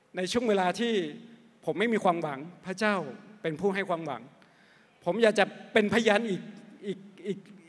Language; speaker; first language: Thai; non-native, local second language; Akha